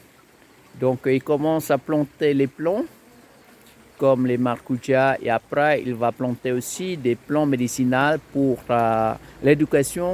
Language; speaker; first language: French; non-native, fluent; Indonesian